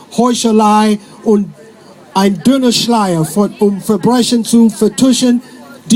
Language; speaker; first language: German; non-native, fluent; English